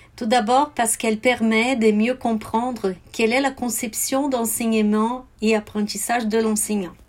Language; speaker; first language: French; non-native, fluent; Portuguese